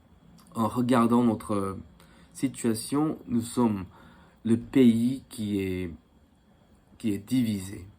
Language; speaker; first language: French; non-native, fluent; Korean